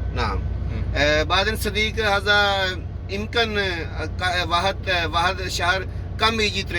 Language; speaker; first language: Arabic; non-native, learner; Urdu